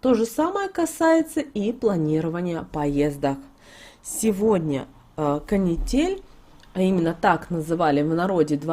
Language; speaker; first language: Russian; native; Russian